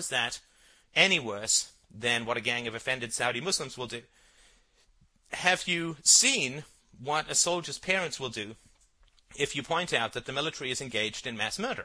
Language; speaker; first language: English; native; English